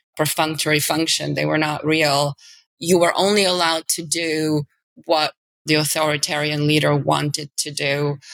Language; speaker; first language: English; non-native, fluent; Bulgarian